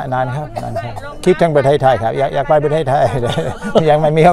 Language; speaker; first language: Thai; non-native, fluent; English